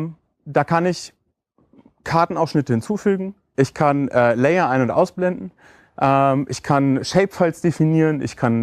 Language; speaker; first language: German; native; German